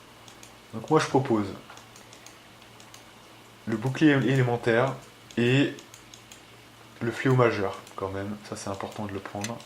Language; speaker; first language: French; native; French